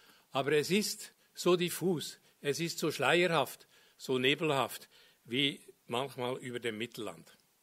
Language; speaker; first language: German; native; German